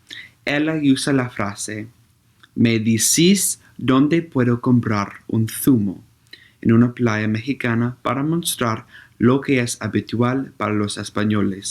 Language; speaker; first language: Spanish; non-native, learner; English